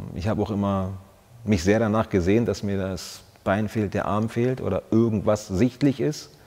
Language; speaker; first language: German; native; German